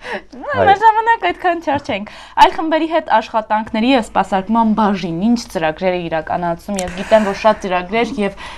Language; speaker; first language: Armenian; native; Armenian